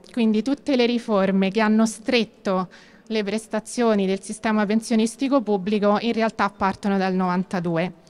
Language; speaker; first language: Italian; native; Italian